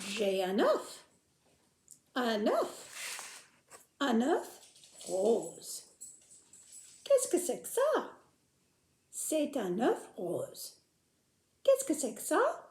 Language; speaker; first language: French; non-native, fluent; English